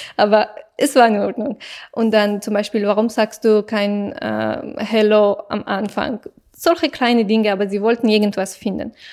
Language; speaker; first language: German; non-native, fluent; Persian